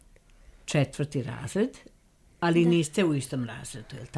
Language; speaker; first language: Serbian; native; Serbian